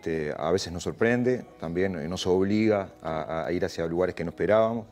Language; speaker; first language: Spanish; native; Spanish